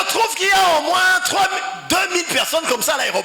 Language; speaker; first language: French; non-native, local second language; Rundi